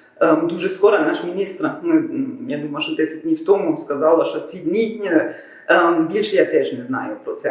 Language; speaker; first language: Ukrainian; non-native, learner; German